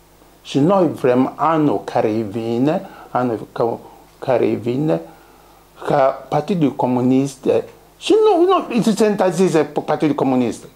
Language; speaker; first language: Romanian; non-native, learner; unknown